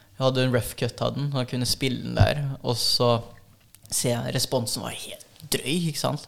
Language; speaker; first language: Norwegian; early bilingual, other home language; Filipino